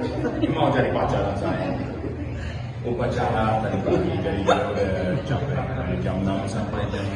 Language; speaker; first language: Indonesian; non-native, learner; English